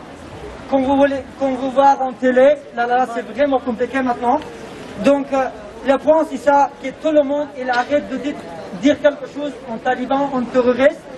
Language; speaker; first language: French; non-native, learner; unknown